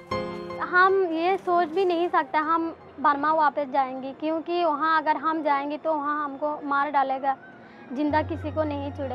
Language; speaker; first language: Hindi; non-native, learner; Rohingya